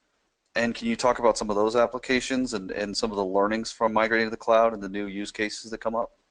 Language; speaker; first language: English; native; English